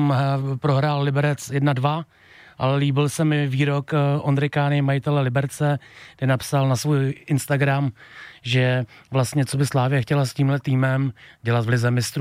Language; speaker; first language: Czech; native; Czech